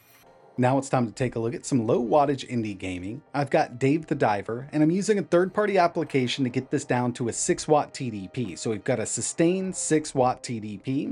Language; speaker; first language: English; native; English